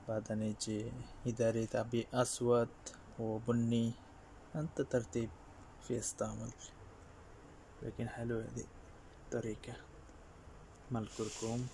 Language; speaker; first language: Arabic; non-native, learner; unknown